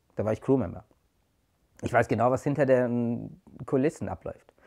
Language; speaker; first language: German; non-native, fluent; Persian